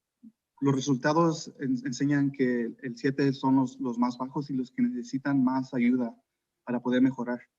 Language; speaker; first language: Spanish; early bilingual, heritage; Spanish